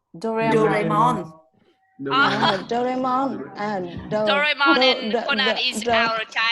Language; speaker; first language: English; non-native, learner; Vietnamese